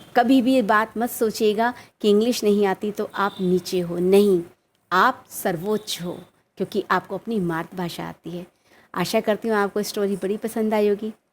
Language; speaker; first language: Hindi; native; Hindi